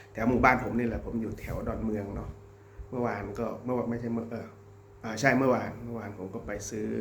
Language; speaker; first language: Thai; native; Thai